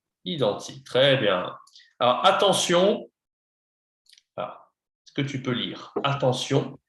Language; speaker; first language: French; non-native, fluent; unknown